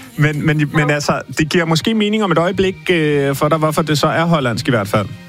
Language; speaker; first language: Danish; native; Danish